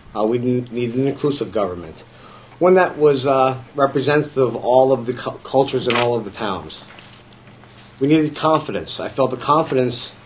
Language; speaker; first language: English; native; English